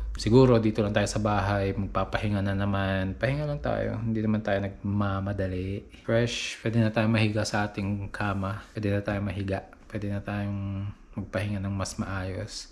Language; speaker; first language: Filipino; native; Filipino